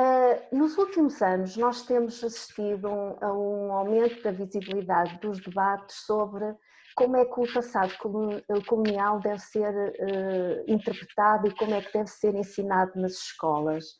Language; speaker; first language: Portuguese; native; Portuguese